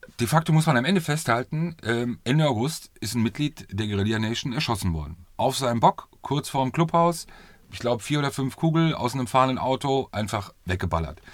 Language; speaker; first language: German; native; German